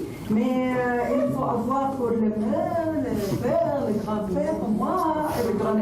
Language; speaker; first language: French; non-native, learner; Arabic